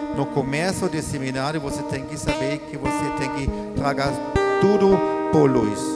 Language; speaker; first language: Portuguese; non-native, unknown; German